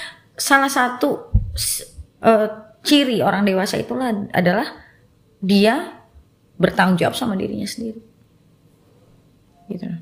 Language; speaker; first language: Indonesian; native; Indonesian